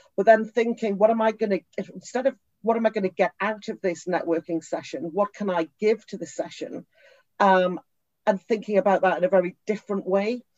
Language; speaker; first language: English; native; English